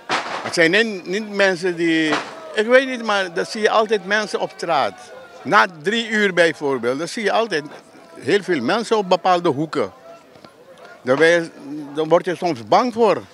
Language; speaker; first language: Dutch; non-native, local second language; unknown